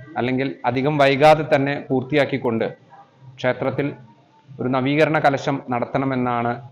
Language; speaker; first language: Malayalam; native; Malayalam